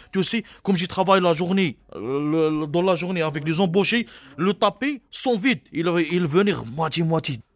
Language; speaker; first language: French; non-native, local second language; Arabic